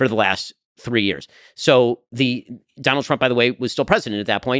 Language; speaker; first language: English; native; English